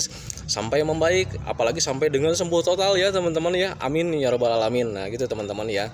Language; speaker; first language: Indonesian; native; Indonesian